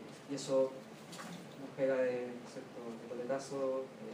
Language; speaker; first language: Spanish; native; Spanish